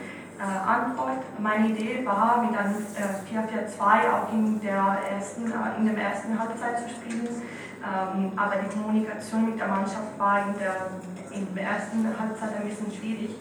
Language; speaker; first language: German; non-native, fluent; Italian